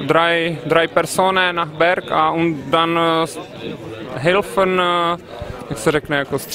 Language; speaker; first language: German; non-native, learner; Czech